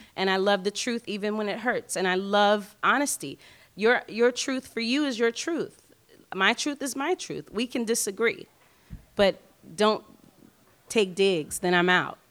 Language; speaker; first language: English; native; English